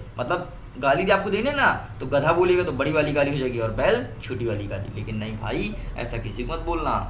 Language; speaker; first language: Hindi; native; Hindi